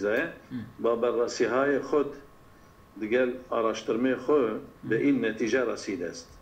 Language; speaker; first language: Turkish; non-native, local second language; Kurdish